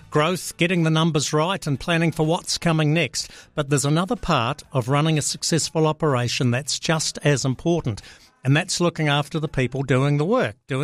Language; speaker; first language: English; native; English